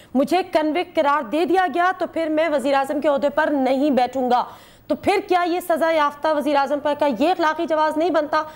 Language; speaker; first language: Urdu; native; Urdu